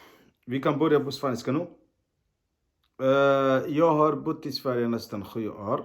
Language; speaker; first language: Swedish; non-native, learner; Somali